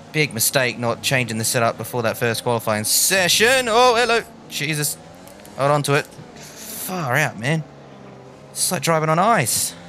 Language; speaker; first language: English; native; English